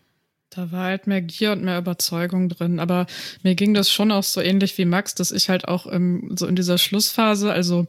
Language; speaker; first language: German; native; German